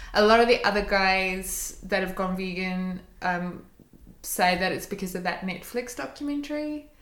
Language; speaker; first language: English; native; English